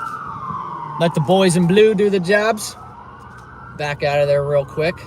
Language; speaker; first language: English; native; English